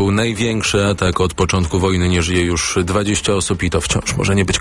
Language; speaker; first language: Polish; native; Polish